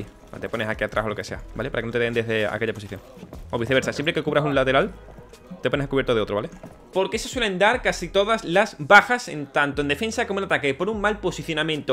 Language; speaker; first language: Spanish; native; Spanish